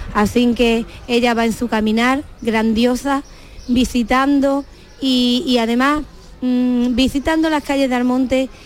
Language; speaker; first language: Spanish; native; Spanish